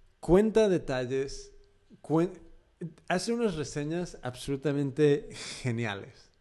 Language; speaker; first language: Spanish; early bilingual, heritage; Spanish